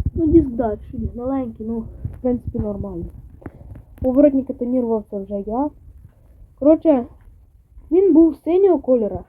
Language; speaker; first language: Ukrainian; native; Ukrainian